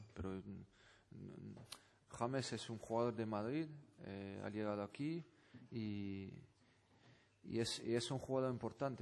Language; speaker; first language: Spanish; non-native, fluent; French